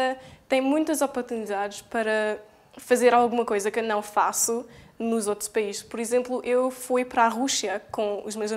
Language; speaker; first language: Portuguese; early bilingual, heritage; Portuguese